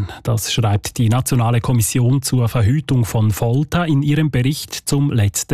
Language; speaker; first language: German; native; German